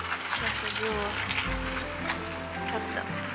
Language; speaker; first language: Swedish; non-native, learner; Japanese